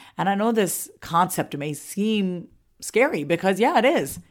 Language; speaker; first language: English; native; English